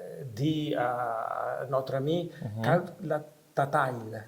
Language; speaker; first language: French; non-native, fluent; Italian